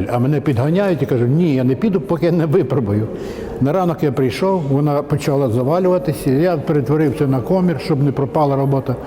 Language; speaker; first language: Ukrainian; native; Ukrainian